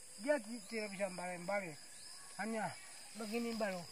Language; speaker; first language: Indonesian; non-native, local second language; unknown